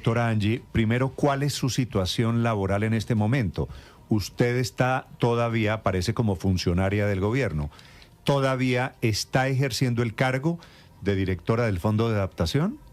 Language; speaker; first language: Spanish; native; Spanish